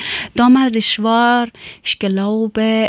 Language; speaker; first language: German; non-native, learner; Persian